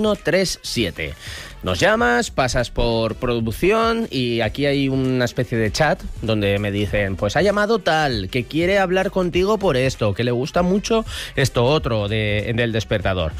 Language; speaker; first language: Spanish; native; Spanish